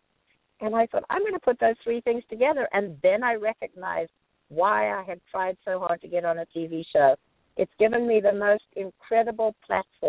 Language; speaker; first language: English; native; English